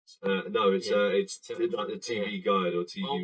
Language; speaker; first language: English; native; English